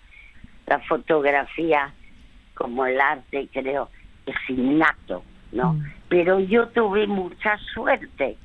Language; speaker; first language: Spanish; early bilingual, other home language; French